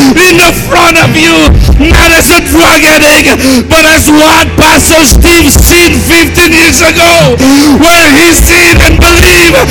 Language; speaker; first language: English; non-native, fluent; Indonesian